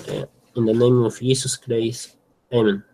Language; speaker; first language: English; non-native, learner; Spanish